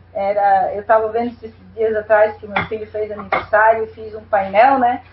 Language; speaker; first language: Portuguese; non-native, fluent; Spanish